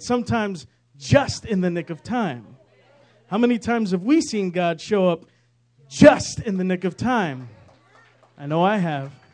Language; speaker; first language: English; native; English